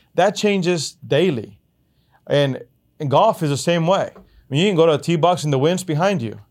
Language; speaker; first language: English; early bilingual, other home language; Spanish